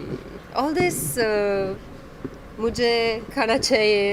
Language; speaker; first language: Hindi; non-native, learner; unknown